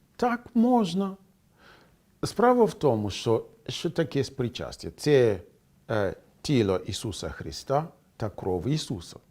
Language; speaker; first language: Ukrainian; non-native, fluent; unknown